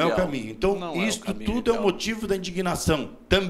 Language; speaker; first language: Portuguese; native; Portuguese